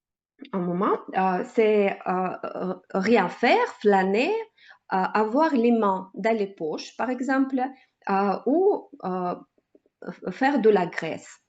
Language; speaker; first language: French; non-native, learner; Russian